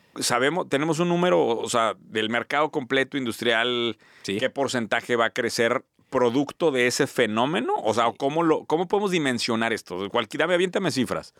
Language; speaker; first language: Spanish; native; Spanish